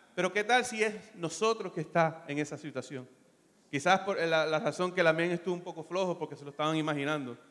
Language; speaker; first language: Spanish; early bilingual, other home language; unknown